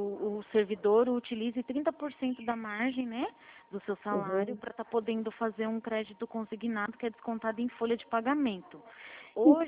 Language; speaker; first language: Portuguese; native; Portuguese